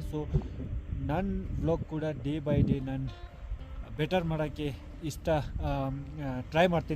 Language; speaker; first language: Kannada; non-native, local second language; Ladakhi